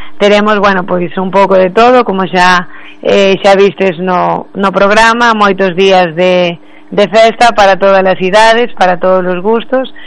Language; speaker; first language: Galician; native; Galician